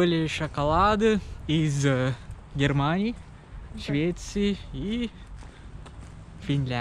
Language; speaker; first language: Russian; non-native, learner; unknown